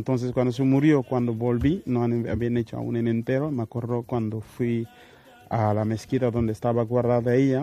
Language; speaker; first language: Spanish; non-native, fluent; Wolof